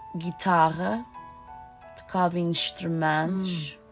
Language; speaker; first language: Portuguese; early bilingual, heritage; Portuguese